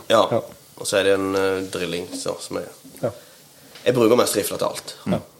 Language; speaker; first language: Norwegian; native; Norwegian